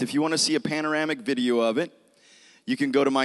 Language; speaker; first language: English; native; English